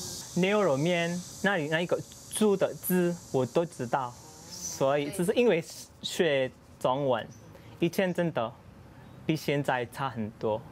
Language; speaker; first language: Chinese; non-native, learner; Indonesian